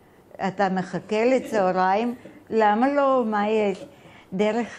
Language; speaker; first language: Hebrew; non-native, fluent; Bulgarian